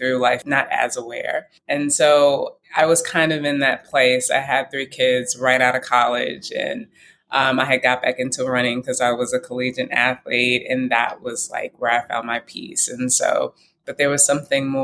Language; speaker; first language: English; native; English